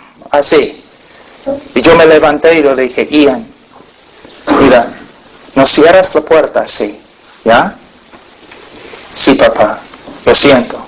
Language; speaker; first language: Spanish; non-native, fluent; English